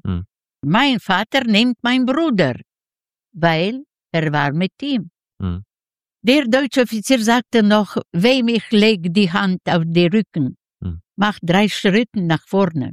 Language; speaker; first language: German; non-native, learner; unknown